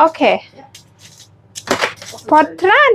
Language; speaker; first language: Norwegian; non-native, learner; Thai